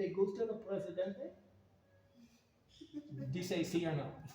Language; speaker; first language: Spanish; non-native, learner; English